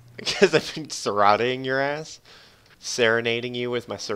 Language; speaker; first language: English; native; English